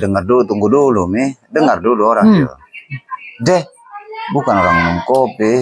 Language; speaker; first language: Indonesian; native; Indonesian